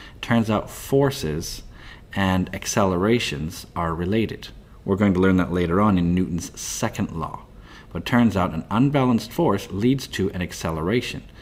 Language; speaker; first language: English; native; English